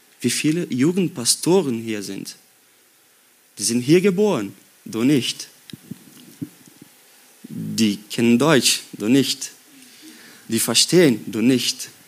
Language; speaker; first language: German; non-native, learner; Portuguese